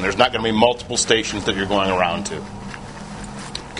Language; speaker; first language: English; native; English